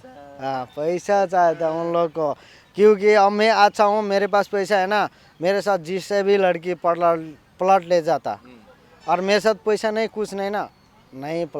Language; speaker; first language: Hindi; non-native, learner; Nepali